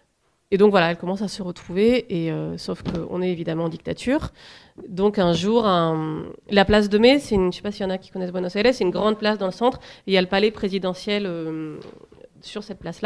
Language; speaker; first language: French; native; French